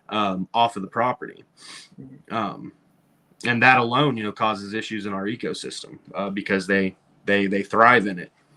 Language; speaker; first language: English; native; English